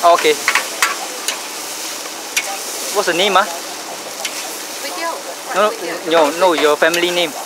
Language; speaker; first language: English; non-native, local second language; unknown